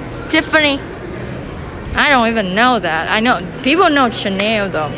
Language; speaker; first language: English; non-native, fluent; Vietnamese